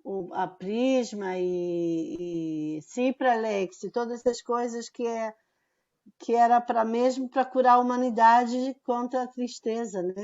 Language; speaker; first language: Portuguese; non-native, fluent; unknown